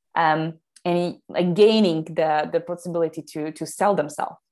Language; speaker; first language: English; non-native, fluent; Slovak